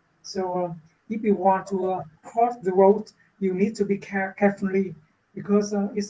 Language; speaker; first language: English; non-native, learner; Vietnamese